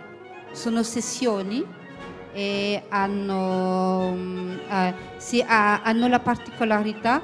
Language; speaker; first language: Italian; early bilingual, heritage; French